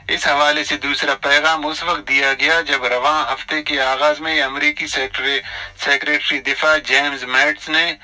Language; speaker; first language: Urdu; non-native, local second language; Baluchi